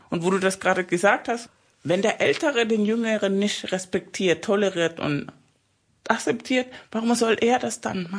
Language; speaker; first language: German; non-native, fluent; Spanish